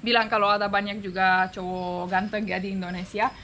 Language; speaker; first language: Indonesian; non-native, fluent; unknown